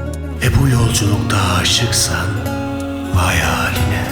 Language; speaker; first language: Turkish; native; Turkish